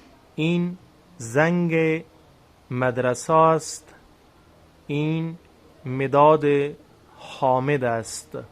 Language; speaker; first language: Persian; non-native, fluent; Urdu